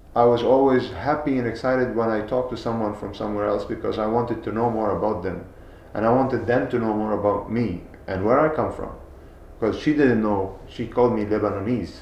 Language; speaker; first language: English; non-native, fluent; Arabic